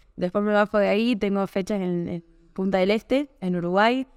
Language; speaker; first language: Spanish; native; Spanish